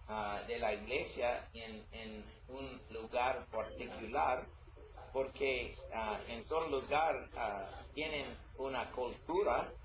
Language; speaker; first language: Spanish; non-native, learner; English